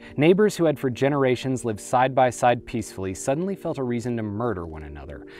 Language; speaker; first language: English; native; English